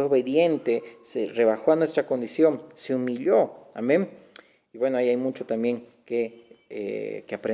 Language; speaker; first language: Spanish; native; Spanish